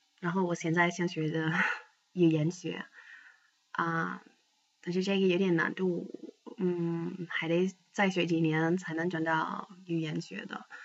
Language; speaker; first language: Chinese; non-native, fluent; English